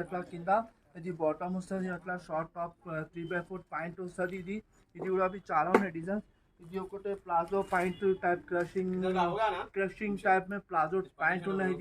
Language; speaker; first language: Telugu; non-native, local second language; Hindi